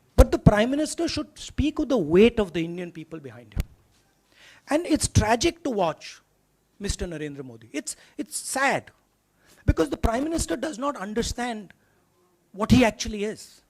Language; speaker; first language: English; non-native, local second language; Hindi